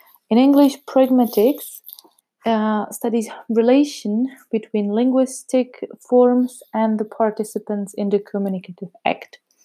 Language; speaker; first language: English; non-native, fluent; Czech